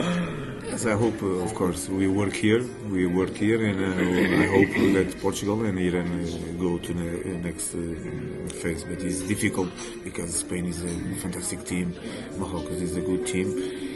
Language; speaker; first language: English; non-native, learner; Portuguese